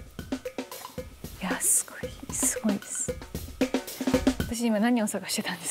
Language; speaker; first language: Japanese; native; Japanese